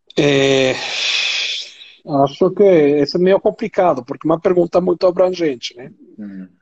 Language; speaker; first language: Portuguese; non-native, fluent; Spanish